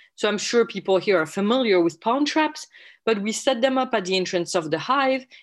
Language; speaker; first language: English; non-native, fluent; French